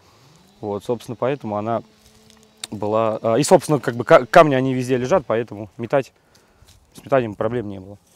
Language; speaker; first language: Russian; native; Russian